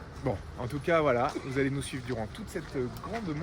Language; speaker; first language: French; native; French